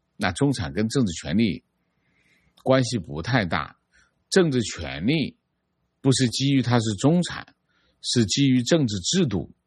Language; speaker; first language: Chinese; native; Chinese